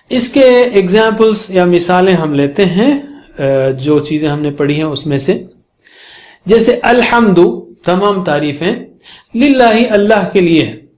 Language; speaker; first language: Urdu; native; Urdu